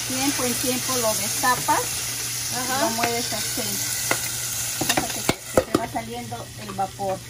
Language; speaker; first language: Spanish; native; Spanish